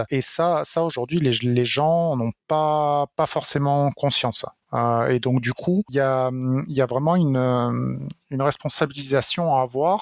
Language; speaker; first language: French; native; French